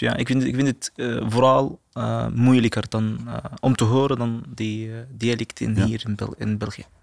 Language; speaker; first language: Dutch; non-native, learner; Arabic